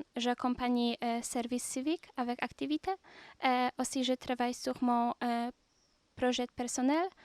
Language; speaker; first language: French; non-native, learner; Polish